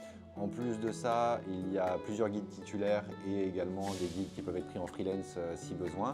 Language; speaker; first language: French; native; French